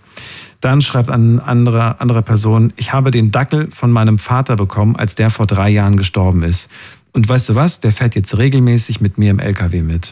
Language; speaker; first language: German; native; German